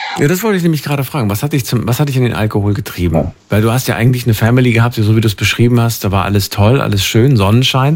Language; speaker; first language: German; native; German